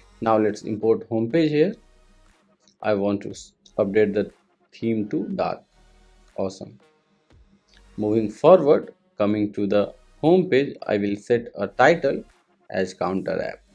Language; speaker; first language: English; non-native, local second language; Hindi